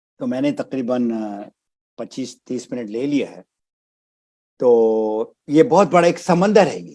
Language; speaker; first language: Urdu; native; Urdu